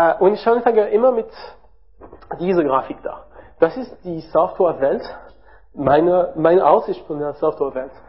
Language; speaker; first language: German; non-native, learner; French